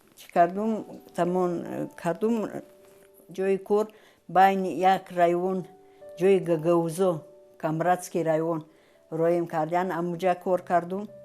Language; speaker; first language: Tajik; non-native, fluent; Romanian